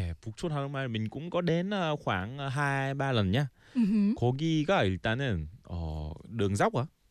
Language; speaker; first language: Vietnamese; non-native, fluent; Korean